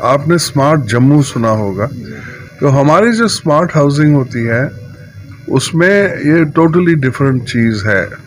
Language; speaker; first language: Hindi; non-native, local second language; Kashmiri